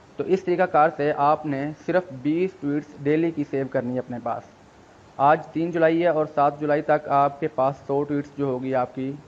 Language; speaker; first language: Urdu; non-native, local second language; Punjabi